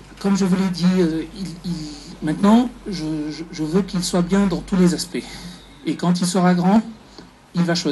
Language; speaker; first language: French; non-native, fluent; Arabic